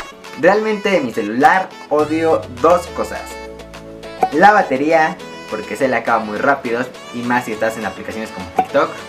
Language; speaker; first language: Spanish; native; Spanish